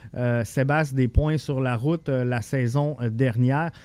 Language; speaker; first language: French; native; French